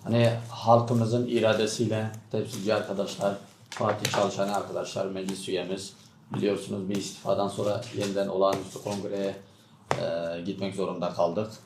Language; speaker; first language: Turkish; native; Turkish